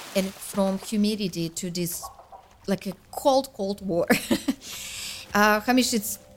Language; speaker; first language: English; non-native, fluent; Russian